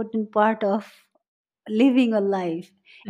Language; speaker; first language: English; non-native, local second language; Nepali